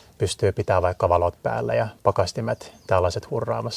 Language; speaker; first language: Finnish; native; Finnish